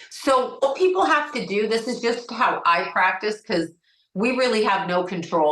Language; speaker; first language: English; native; English